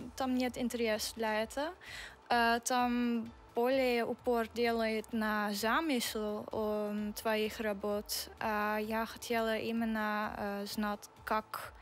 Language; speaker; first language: Russian; non-native, learner; Dutch